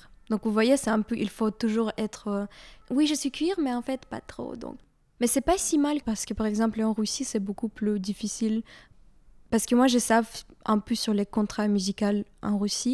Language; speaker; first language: French; non-native, fluent; Ukrainian